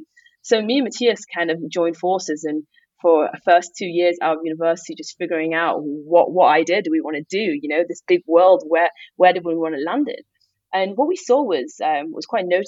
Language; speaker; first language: English; native; English